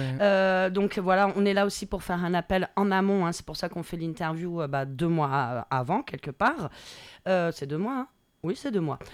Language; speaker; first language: French; native; French